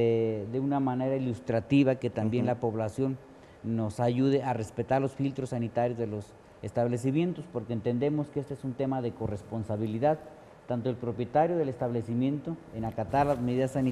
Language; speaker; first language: Spanish; native; Spanish